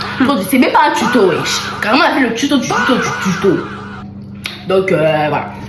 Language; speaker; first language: French; native; French